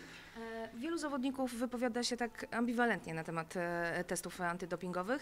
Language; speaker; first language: Polish; native; Polish